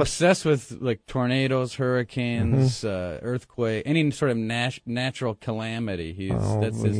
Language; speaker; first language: English; native; English